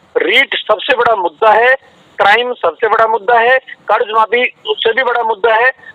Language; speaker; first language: Hindi; native; Hindi